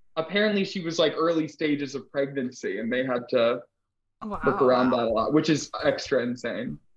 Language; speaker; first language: English; native; English